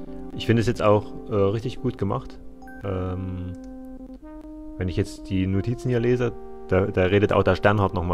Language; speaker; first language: German; native; German